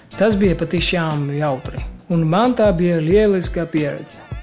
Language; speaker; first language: Latvian; non-native, learner; Georgian